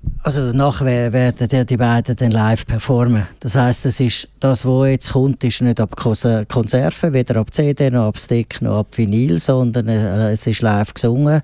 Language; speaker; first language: German; native; German